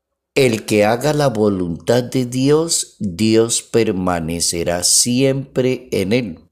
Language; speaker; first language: Spanish; native; Spanish